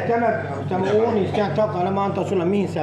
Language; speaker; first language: Finnish; non-native, learner; Turkish